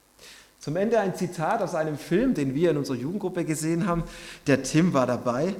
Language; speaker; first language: German; native; German